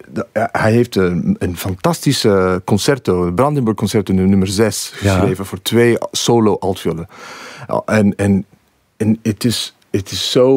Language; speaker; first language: Dutch; non-native, fluent; English